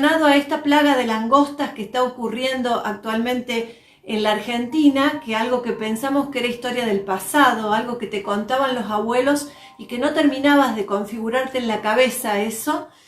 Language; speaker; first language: Spanish; native; Spanish